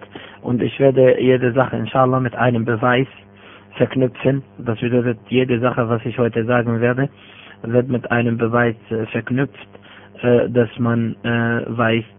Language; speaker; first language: German; non-native, fluent; Arabic